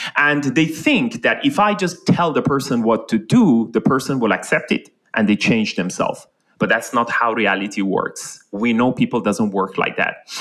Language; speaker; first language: English; non-native, fluent; Persian